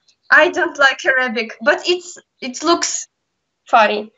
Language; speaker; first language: English; non-native, learner; Russian